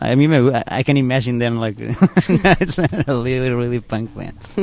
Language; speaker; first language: English; non-native, learner; Spanish